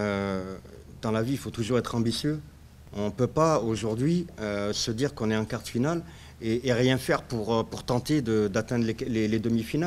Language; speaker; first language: French; native; French